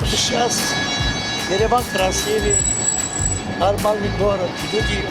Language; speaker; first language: Russian; non-native, fluent; Armenian